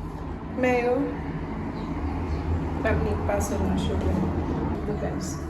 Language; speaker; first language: French; non-native, learner; Haitian Creole